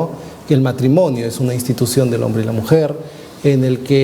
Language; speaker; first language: Spanish; native; Spanish